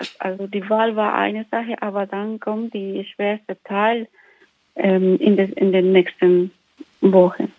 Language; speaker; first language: German; non-native, learner; Spanish